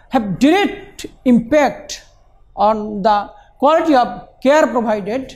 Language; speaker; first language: English; non-native, local second language; Bangla